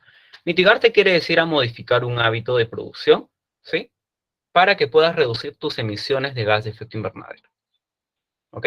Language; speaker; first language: Spanish; native; Spanish